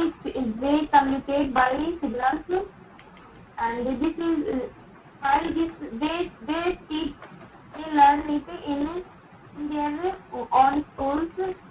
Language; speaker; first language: English; non-native, learner; Hindi